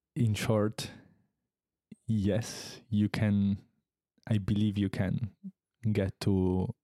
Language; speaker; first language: English; non-native, fluent; Italian